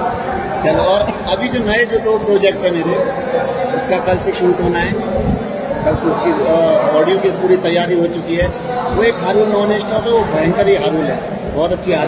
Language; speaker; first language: Hindi; non-native, local second language; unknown